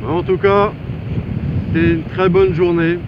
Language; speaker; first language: French; native; French